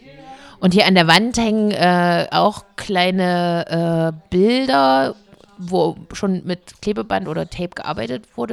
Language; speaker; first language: German; native; German